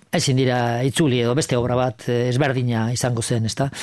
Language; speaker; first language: Basque; non-native, local second language; Spanish